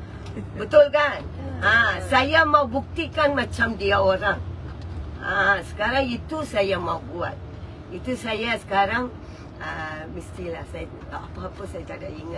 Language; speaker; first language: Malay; non-native, local second language; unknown